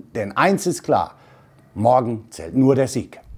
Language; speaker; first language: German; native; German